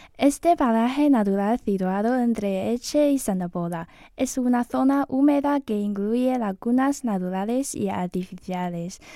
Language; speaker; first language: Spanish; non-native, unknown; Chinese